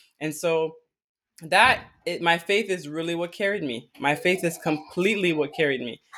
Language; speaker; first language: English; early bilingual, other home language; Akan